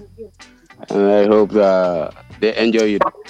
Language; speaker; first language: English; non-native, learner; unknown